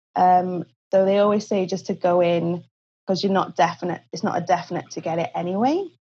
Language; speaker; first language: English; native; English